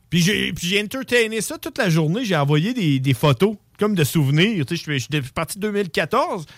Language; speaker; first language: French; native; French